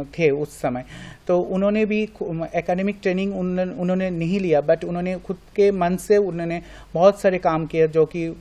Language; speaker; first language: Hindi; non-native, local second language; Bangla